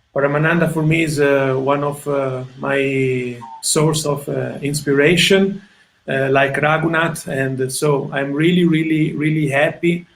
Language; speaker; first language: English; non-native, fluent; Italian